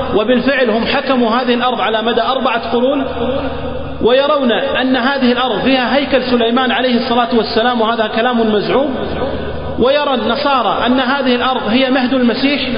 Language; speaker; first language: Arabic; native; Arabic